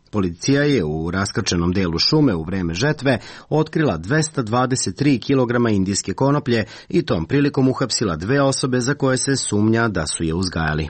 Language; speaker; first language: Serbian; native; Serbian